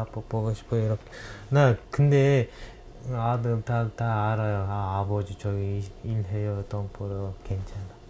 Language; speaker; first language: Korean; non-native, learner; Kyrgyz